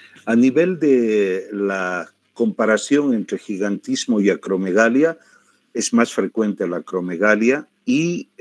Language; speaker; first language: Spanish; native; Spanish